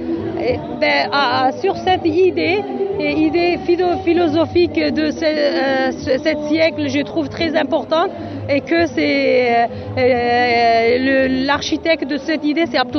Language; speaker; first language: French; non-native, learner; Kurdish